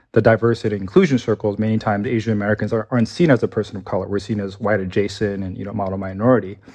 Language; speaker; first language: English; early bilingual, other home language; Chinese